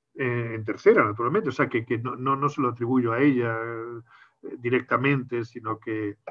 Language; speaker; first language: Spanish; native; Spanish